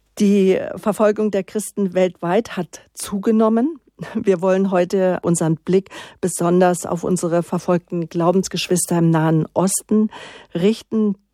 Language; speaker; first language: German; native; German